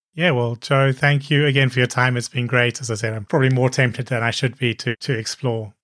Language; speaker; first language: English; native; English